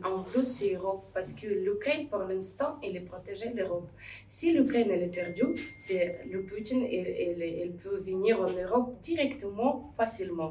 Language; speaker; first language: French; non-native, learner; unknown